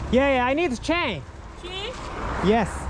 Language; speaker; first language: English; non-native, learner; Japanese